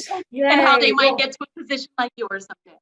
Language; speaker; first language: English; native; English